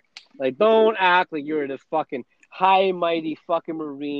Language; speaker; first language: English; non-native, fluent; Spanish